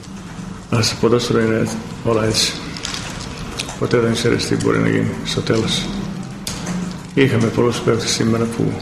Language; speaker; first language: Greek; non-native, fluent; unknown